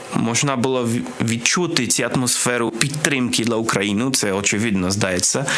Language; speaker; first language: Ukrainian; non-native, learner; Polish